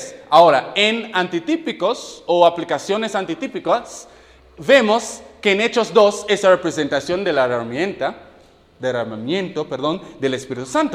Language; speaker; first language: Spanish; non-native, fluent; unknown